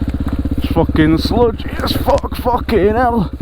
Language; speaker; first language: English; native; English